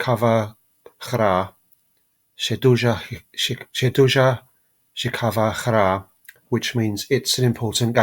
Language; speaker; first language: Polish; non-native, learner; English